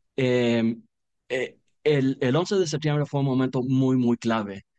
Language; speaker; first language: Spanish; non-native, fluent; English